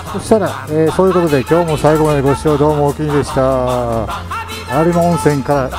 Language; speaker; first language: Japanese; native; Japanese